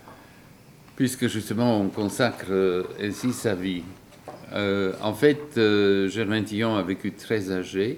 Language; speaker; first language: French; non-native, fluent; Bulgarian